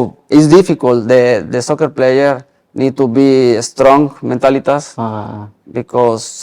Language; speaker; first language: English; non-native, learner; Spanish